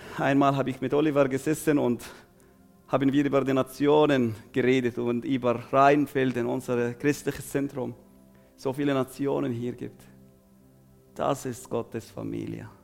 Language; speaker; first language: German; non-native, fluent; Arabic